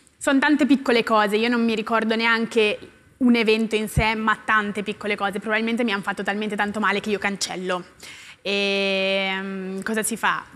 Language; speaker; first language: Italian; native; Italian